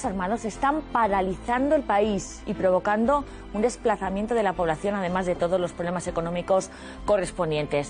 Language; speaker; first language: Spanish; native; Spanish